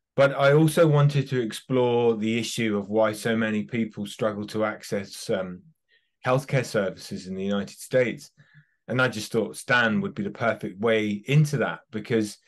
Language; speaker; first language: English; native; English